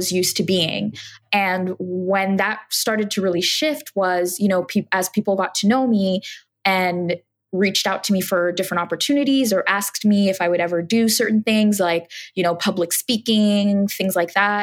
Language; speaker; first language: English; native; English